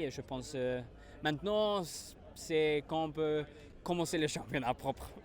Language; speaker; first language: French; non-native, learner; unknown